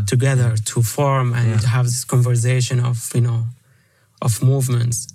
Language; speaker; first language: English; non-native, fluent; Arabic